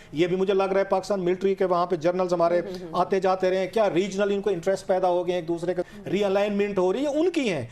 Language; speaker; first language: Urdu; non-native, local second language; Saraiki